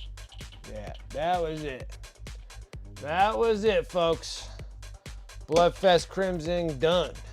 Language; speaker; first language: English; native; English